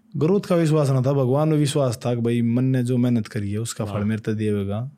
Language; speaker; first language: Hindi; native; Hindi